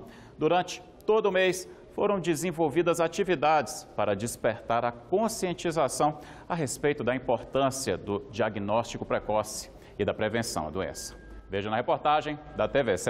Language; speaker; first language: Portuguese; native; Portuguese